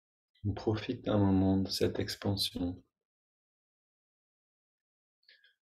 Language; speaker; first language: French; native; French